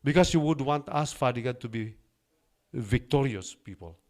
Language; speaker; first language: English; non-native, local second language; Filipino